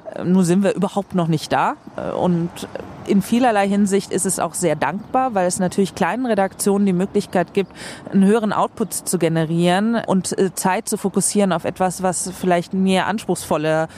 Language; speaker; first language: German; non-native, fluent; Swedish